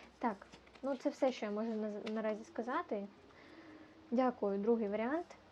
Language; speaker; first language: Ukrainian; non-native, local second language; Russian